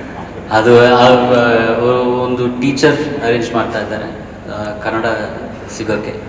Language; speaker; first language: Kannada; non-native, learner; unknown